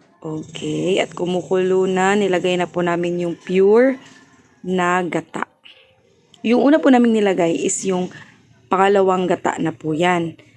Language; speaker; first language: Filipino; non-native, local second language; Cebuano